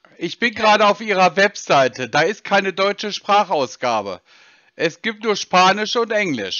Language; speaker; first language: German; native; German